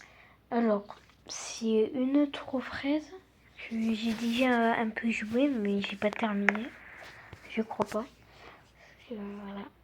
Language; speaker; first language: French; native; French